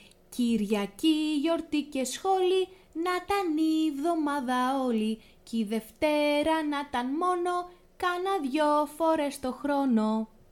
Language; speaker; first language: Greek; native; Greek